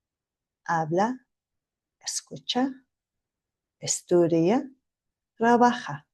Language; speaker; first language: Spanish; non-native, fluent; Mongolian